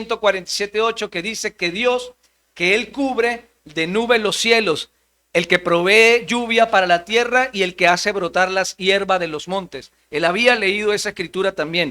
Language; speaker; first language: Spanish; native; Spanish